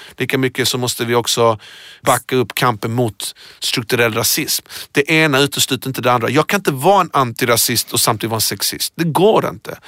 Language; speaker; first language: Swedish; early bilingual, other home language; Persian